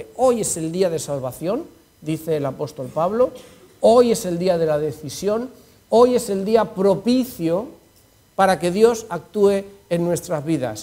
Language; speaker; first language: Spanish; native; Spanish